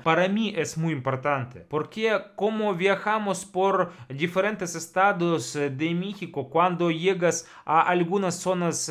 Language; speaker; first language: Spanish; non-native, fluent; Russian